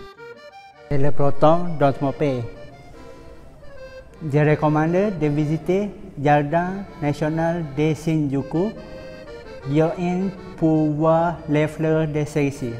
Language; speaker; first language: French; non-native, learner; Malay